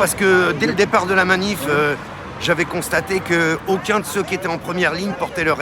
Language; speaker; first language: French; native; French